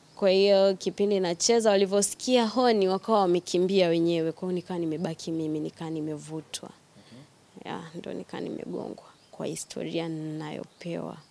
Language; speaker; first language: Swahili; native; Swahili